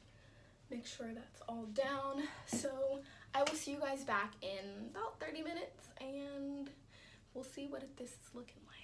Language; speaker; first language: English; native; English